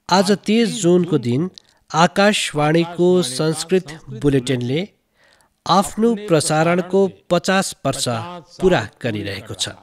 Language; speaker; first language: Nepali; native; Nepali